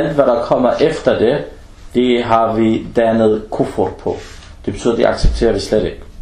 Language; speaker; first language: Danish; non-native, fluent; Arabic